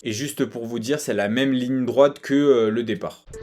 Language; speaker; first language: French; native; French